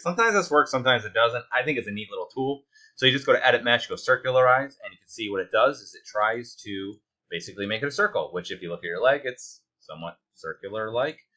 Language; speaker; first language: English; native; English